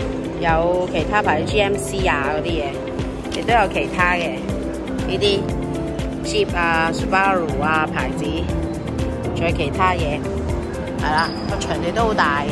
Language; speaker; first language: Cantonese; native; Cantonese